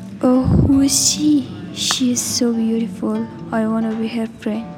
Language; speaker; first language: English; non-native, learner; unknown